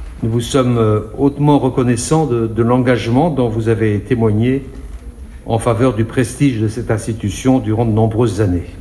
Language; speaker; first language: French; native; French